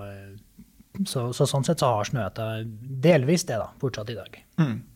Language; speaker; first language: Norwegian; native; Norwegian